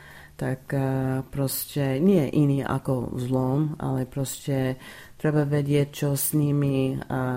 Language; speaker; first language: Slovak; non-native, fluent; English